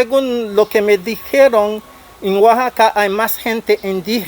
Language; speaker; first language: Spanish; non-native, fluent; French